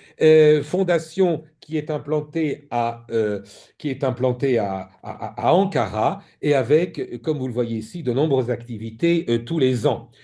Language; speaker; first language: French; native; French